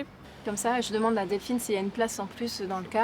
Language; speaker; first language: French; non-native, fluent; Russian